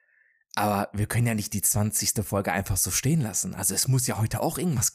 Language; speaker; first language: German; native; German